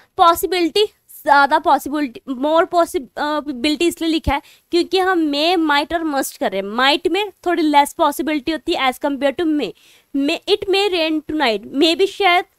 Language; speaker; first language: Hindi; non-native, local second language; Punjabi